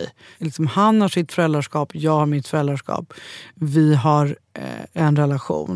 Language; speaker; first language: Swedish; native; Swedish